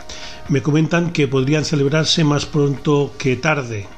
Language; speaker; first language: Spanish; native; Spanish